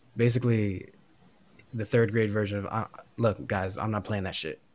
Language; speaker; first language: English; native; English